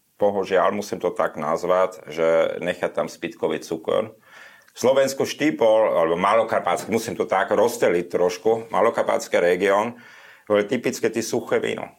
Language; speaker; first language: Slovak; non-native, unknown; German